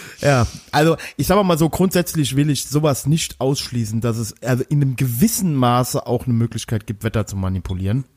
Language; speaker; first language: German; native; German